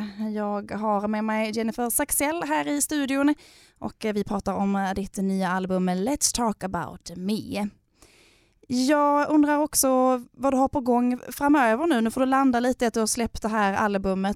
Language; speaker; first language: Swedish; native; Swedish